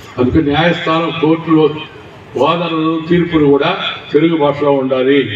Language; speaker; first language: Telugu; native; Telugu